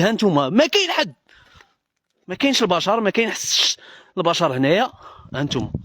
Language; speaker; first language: Arabic; native; Arabic